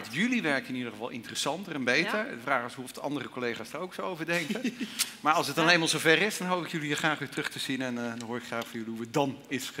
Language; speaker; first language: Dutch; native; Dutch